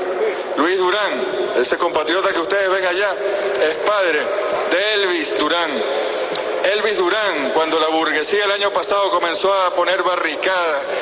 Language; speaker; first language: Spanish; native; Spanish